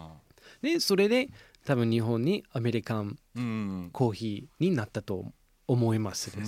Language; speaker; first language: Japanese; non-native, fluent; English